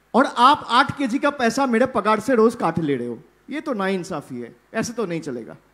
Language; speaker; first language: Hindi; non-native, local second language; Bangla